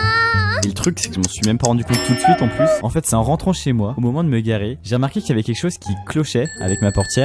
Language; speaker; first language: French; native; French